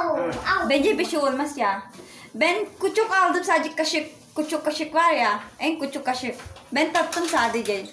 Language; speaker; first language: Turkish; non-native, learner; Filipino